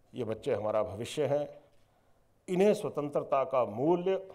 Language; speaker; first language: Hindi; native; Hindi